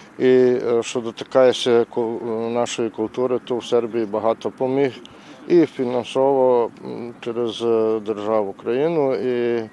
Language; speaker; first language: Ukrainian; early bilingual, heritage; Ukrainian